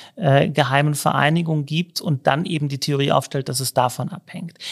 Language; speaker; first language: German; native; German